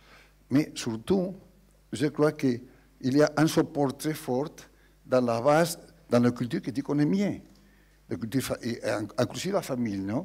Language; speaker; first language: French; non-native, learner; Spanish